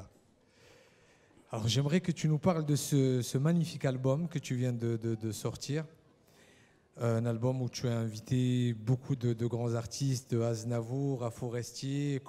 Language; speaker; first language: French; native; French